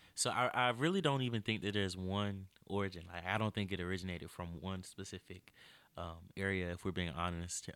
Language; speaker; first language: English; native; English